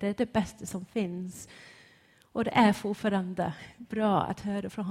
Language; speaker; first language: Swedish; non-native, fluent; English